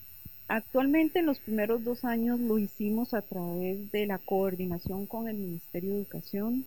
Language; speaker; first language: Spanish; native; Spanish